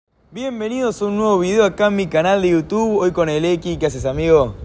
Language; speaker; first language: Spanish; native; Spanish